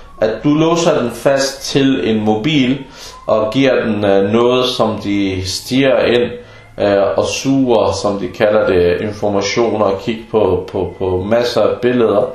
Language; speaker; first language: Danish; early bilingual, other home language; Arabic